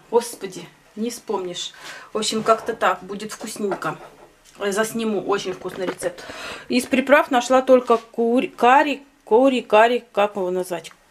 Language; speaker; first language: Russian; native; Russian